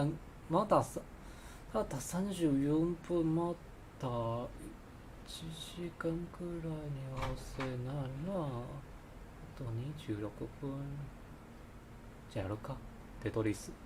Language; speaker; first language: Japanese; non-native, learner; Chinese